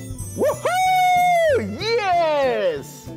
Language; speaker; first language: Korean; non-native, fluent; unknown